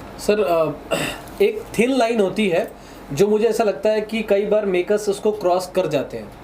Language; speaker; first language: Hindi; native; Hindi